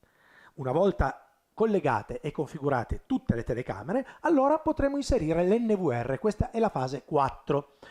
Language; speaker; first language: Italian; native; Italian